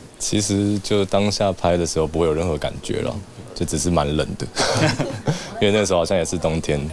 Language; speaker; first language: Chinese; native; Chinese